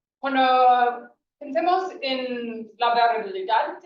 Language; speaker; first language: Spanish; non-native, fluent; English